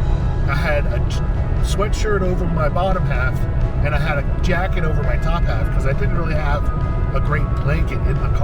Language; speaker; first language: English; native; English